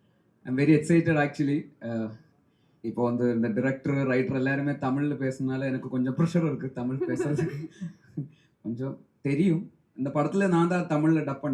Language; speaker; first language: Tamil; non-native, learner; Malayalam